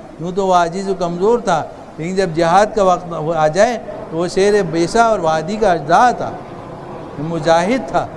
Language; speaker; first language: Urdu; native; Urdu